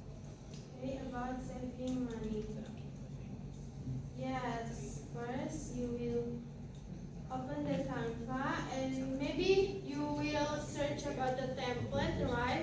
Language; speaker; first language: English; non-native, fluent; Indonesian